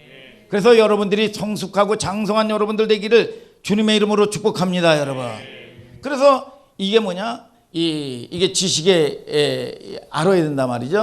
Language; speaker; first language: Korean; native; Korean